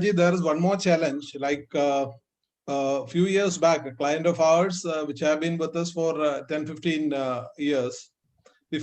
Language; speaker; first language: English; non-native, local second language; Malayalam